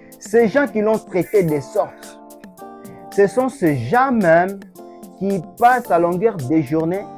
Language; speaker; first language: French; non-native, local second language; Swahili